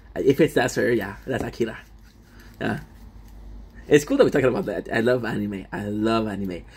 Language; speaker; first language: English; non-native, fluent; French